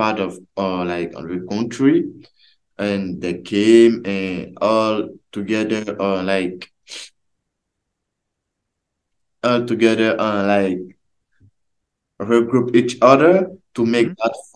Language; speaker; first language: English; non-native, learner; French